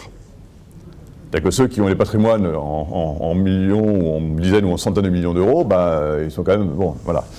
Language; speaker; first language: French; native; French